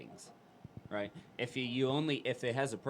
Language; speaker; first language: English; native; English